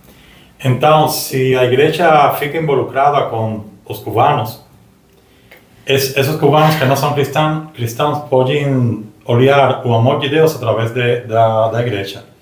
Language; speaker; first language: Portuguese; non-native, learner; Spanish